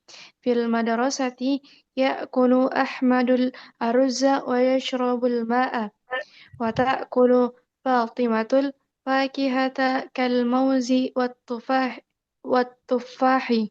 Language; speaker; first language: Arabic; non-native, learner; Indonesian